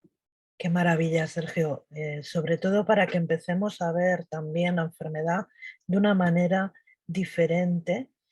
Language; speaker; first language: Spanish; native; Spanish